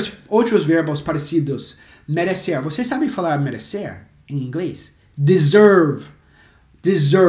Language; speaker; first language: Portuguese; non-native, fluent; English